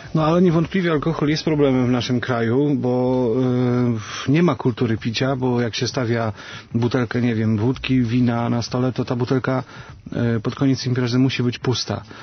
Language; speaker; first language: Polish; native; Polish